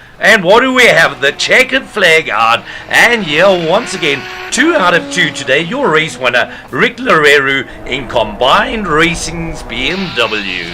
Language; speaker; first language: English; native; English